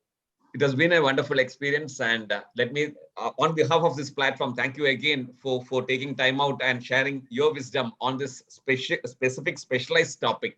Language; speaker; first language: English; non-native, local second language; Malayalam